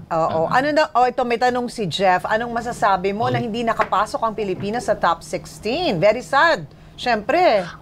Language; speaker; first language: Filipino; native; Filipino